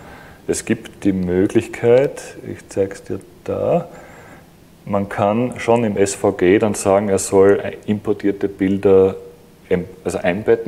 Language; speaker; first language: German; native; German